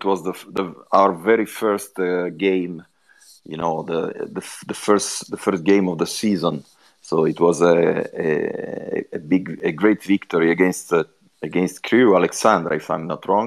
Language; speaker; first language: English; non-native, fluent; Italian